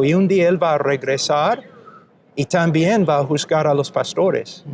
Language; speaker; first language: Spanish; non-native, fluent; English